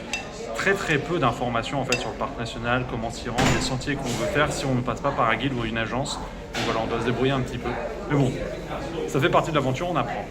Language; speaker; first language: French; native; French